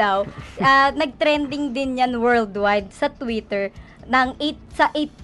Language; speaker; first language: Filipino; native; Filipino